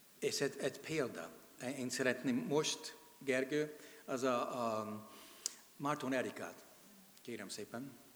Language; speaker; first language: Hungarian; non-native, fluent; English